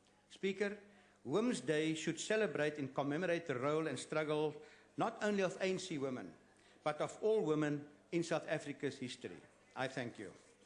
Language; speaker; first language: English; non-native, local second language; Afrikaans